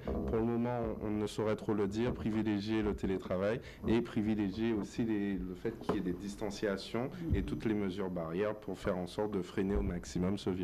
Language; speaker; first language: French; native; French